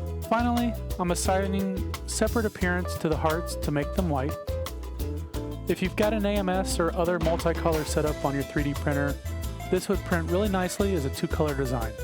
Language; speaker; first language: English; native; English